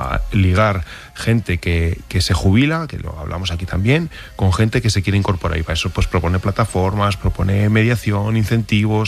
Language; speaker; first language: Spanish; native; Spanish